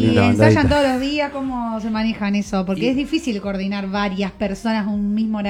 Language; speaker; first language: Spanish; native; Spanish